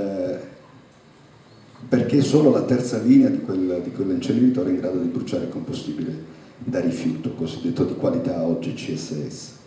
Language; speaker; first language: Italian; native; Italian